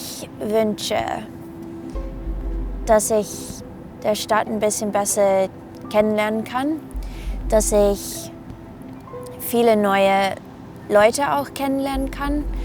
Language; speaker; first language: German; non-native, fluent; English